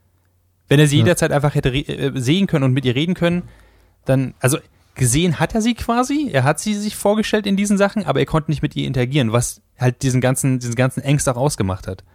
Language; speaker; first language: German; native; German